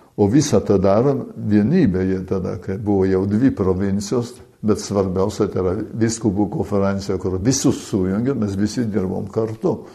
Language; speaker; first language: Lithuanian; early bilingual, heritage; Lithuanian